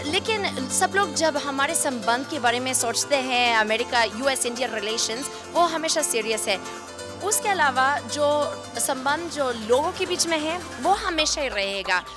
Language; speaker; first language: Hindi; non-native, fluent; English